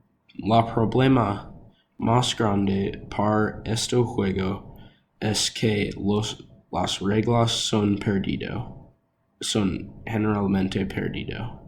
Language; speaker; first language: Spanish; non-native, learner; English